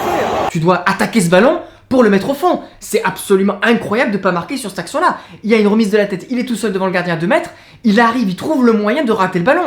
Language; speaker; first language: French; native; French